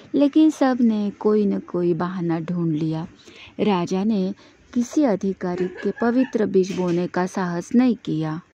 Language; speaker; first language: Hindi; non-native, local second language; Marathi